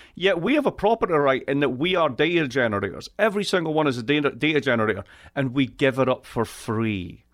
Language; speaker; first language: English; native; English